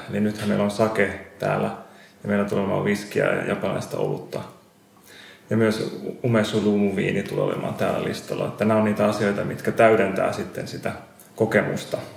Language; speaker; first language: Finnish; non-native, local second language; Swedish